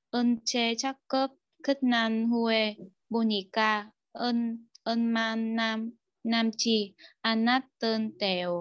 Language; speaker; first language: Korean; non-native, learner; Vietnamese